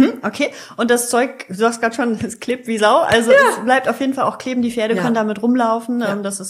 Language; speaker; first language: German; native; German